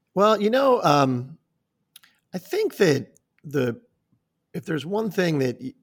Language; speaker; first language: English; native; English